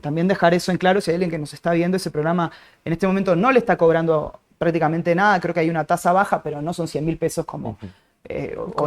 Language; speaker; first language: Spanish; native; Spanish